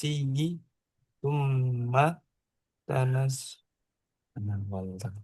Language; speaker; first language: Arabic; non-native, learner; Indonesian